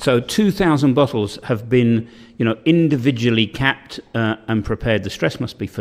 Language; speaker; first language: English; native; English